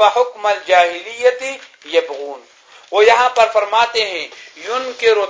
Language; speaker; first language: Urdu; non-native, local second language; Pashto